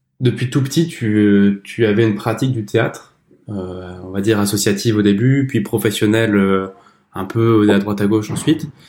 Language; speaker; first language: French; native; French